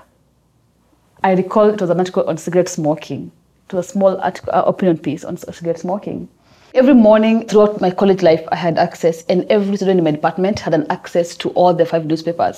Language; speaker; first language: English; non-native, local second language; Kamba